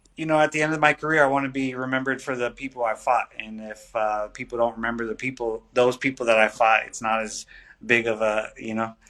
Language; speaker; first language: English; native; English